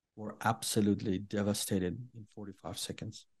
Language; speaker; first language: English; non-native, fluent; Persian